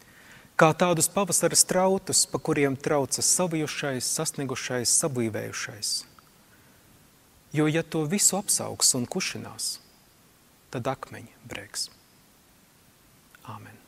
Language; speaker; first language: Latvian; native; Latvian